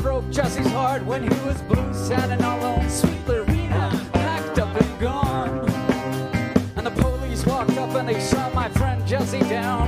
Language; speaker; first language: English; early bilingual, heritage; English